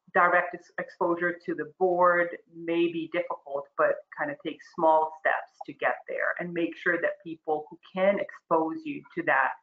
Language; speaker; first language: English; non-native, fluent; Croatian